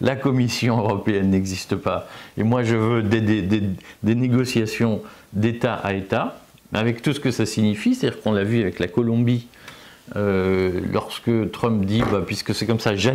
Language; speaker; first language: French; native; French